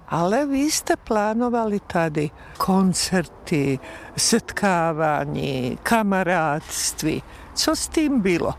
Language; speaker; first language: Czech; native; Czech